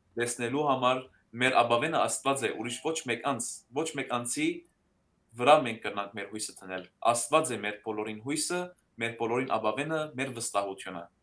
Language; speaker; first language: Armenian; early bilingual, heritage; Armenian